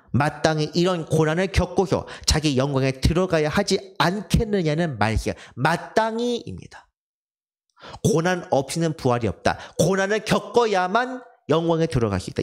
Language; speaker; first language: Korean; native; Korean